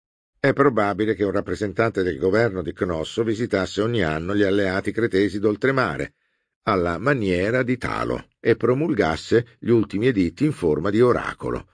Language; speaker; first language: Italian; native; Italian